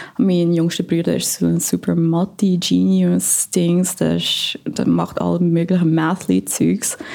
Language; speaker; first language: German; non-native, fluent; Filipino